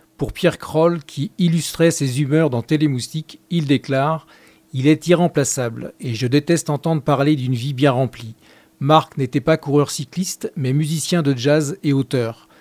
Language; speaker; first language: French; native; French